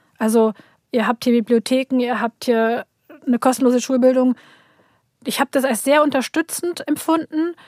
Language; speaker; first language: German; early bilingual, other home language; Turkish